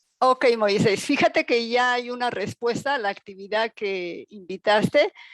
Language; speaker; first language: Spanish; native; Spanish